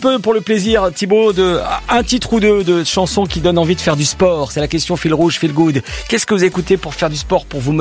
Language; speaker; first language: French; native; French